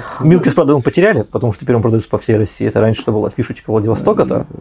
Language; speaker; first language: Russian; native; Russian